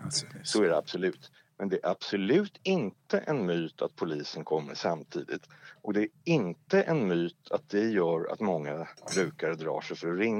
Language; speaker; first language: Swedish; native; Swedish